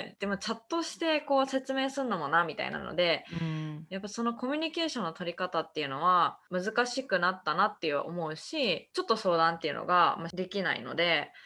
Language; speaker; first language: Japanese; early bilingual, heritage; Japanese